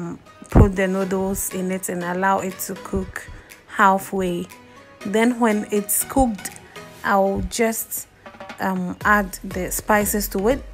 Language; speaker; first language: English; non-native, local second language; Akan